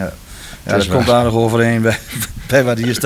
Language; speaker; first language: Dutch; native; Dutch